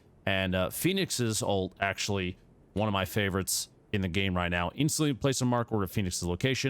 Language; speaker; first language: English; native; English